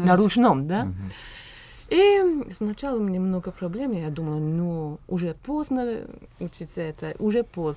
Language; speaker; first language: Russian; non-native, learner; English